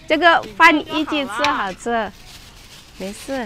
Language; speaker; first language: Chinese; non-native, learner; Indonesian